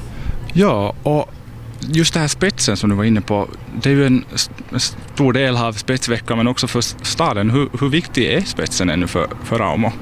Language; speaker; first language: Swedish; native; Swedish